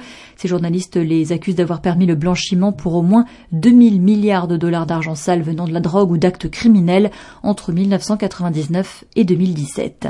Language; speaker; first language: French; native; French